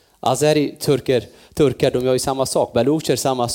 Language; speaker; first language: Swedish; non-native, fluent; Kurdish